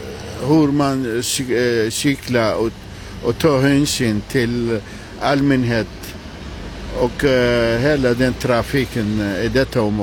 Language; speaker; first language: Swedish; non-native, fluent; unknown